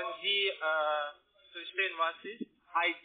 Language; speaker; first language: German; non-native, learner; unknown